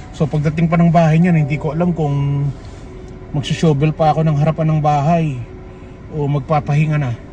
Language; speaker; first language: Filipino; native; Filipino